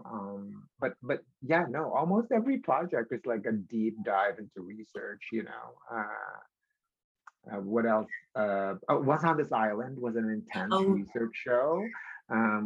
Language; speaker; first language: English; non-native, local second language; Filipino